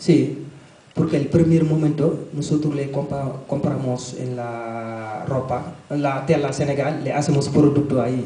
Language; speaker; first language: Spanish; non-native, learner; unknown